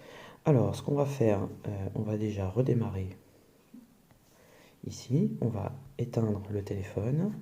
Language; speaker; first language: French; native; French